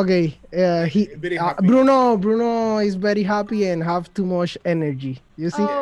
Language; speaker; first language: English; non-native, learner; Spanish